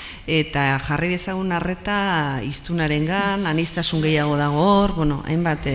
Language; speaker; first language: Basque; native; Basque